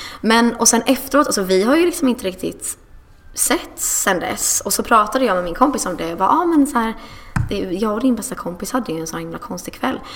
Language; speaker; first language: Swedish; early bilingual, other home language; English